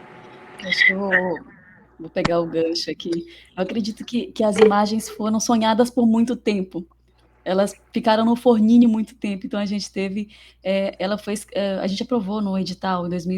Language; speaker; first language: Portuguese; native; Portuguese